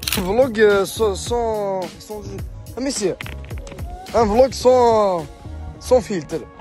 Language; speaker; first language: French; non-native, local second language; Arabic